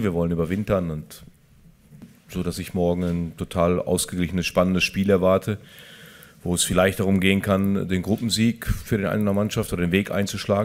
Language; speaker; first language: German; native; German